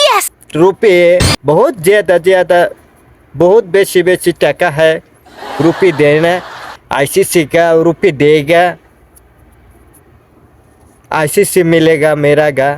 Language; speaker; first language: Hindi; non-native, learner; Bangla